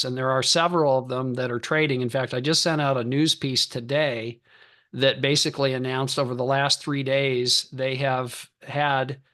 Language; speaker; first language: English; native; English